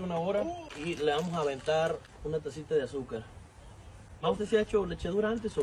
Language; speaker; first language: Spanish; native; Spanish